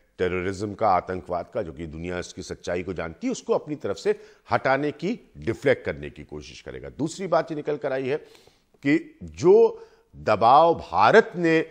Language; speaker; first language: Hindi; native; Hindi